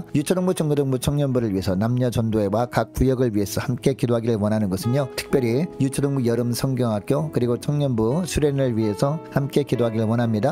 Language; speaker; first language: Korean; native; Korean